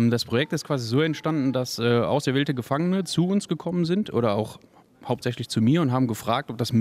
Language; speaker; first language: German; native; German